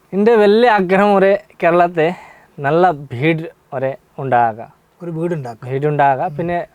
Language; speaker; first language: Malayalam; non-native, local second language; Bangla